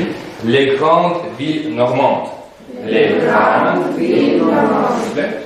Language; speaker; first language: French; non-native, fluent; Russian